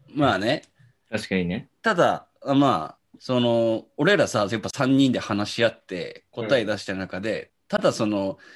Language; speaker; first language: Japanese; native; Japanese